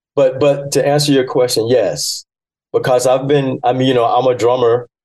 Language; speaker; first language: English; early bilingual, other home language; Yoruba